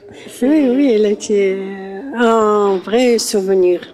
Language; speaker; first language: French; non-native, learner; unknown